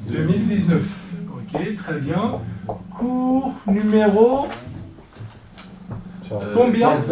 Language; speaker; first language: French; non-native, fluent; Kurdish